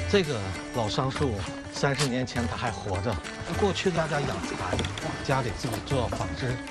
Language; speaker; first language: Chinese; native; Chinese